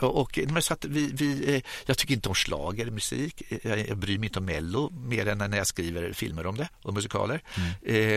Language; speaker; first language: Swedish; native; Swedish